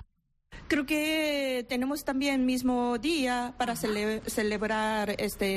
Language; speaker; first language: Spanish; non-native, learner; Korean